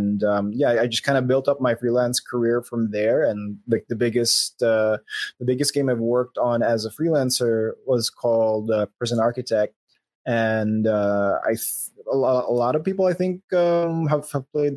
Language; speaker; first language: English; non-native, local second language; Filipino